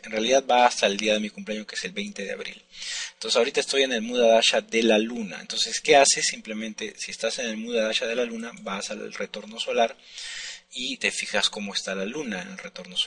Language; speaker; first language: Spanish; native; Spanish